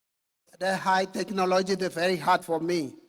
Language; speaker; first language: English; non-native, learner; Indonesian